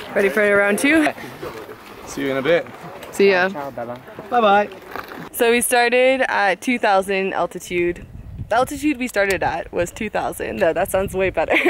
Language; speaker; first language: English; native; English